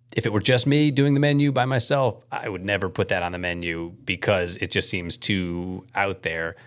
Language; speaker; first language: English; native; English